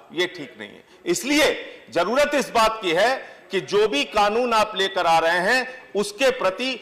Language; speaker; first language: Hindi; native; Hindi